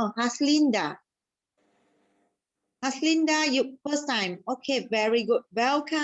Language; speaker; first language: English; non-native, local second language; Malay